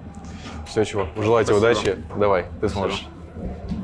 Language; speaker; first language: Russian; native; Russian